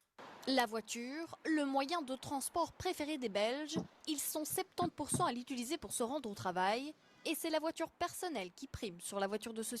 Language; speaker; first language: French; native; French